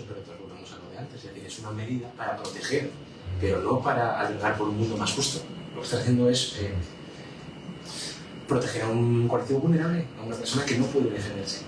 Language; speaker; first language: Spanish; native; Spanish